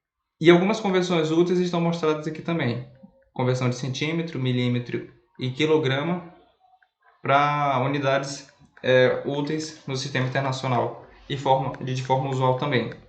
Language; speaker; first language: Portuguese; native; Portuguese